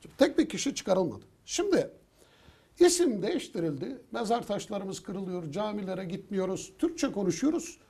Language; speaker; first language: Turkish; native; Turkish